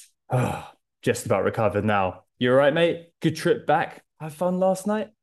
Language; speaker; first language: English; native; English